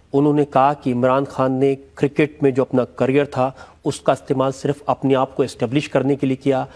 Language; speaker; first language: Urdu; native; Urdu